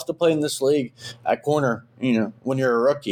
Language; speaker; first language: English; native; English